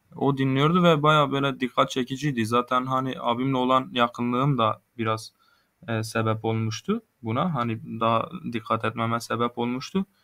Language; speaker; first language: Turkish; non-native, local second language; Kurdish